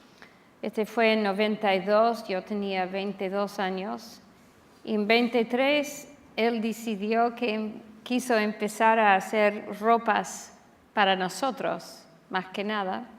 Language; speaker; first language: Spanish; non-native, fluent; English